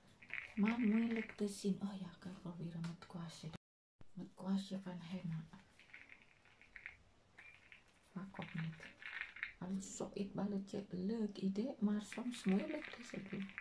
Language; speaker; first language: Dutch; non-native, learner; Indonesian